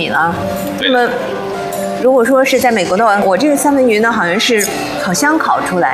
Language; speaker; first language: Chinese; native; Chinese